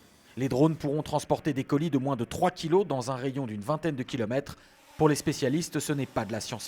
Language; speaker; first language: French; native; French